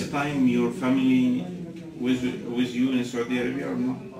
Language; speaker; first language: English; non-native, learner; Arabic